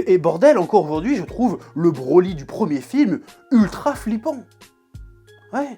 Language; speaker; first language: French; native; French